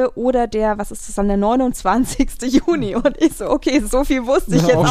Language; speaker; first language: German; native; German